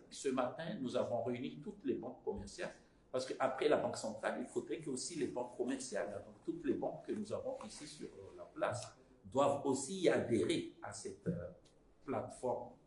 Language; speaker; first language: French; non-native, local second language; Comorian